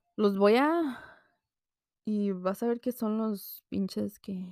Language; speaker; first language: Spanish; early bilingual, heritage; Spanish